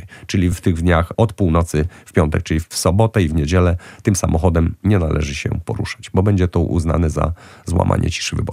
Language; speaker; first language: Polish; native; Polish